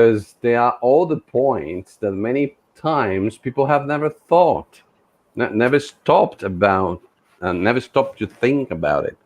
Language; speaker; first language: English; non-native, fluent; Portuguese